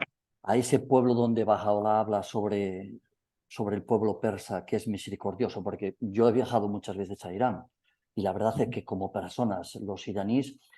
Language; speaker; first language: Spanish; native; Spanish